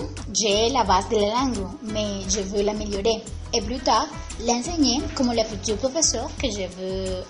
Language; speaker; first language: French; non-native, learner; Spanish